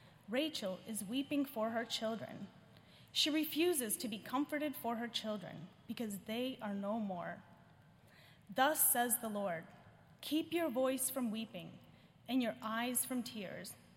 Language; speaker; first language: English; non-native, fluent; Ukrainian